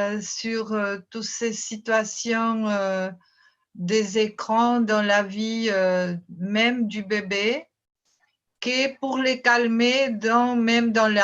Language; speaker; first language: French; non-native, fluent; Portuguese